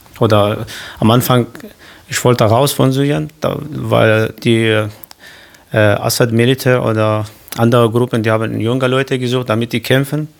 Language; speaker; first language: German; non-native, learner; Kurdish